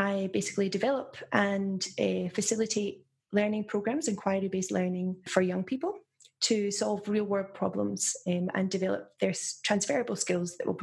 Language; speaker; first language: English; native; English